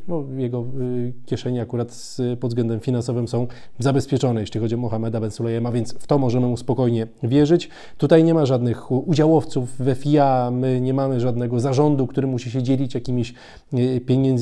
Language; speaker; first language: Polish; native; Polish